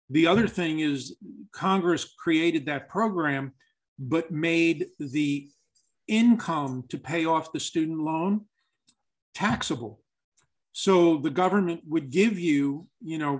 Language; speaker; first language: English; native; English